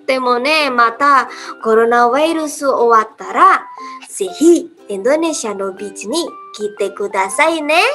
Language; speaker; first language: Japanese; non-native, learner; Indonesian